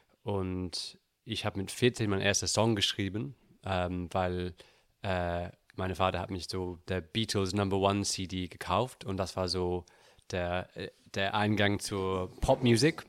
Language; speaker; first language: German; non-native, learner; English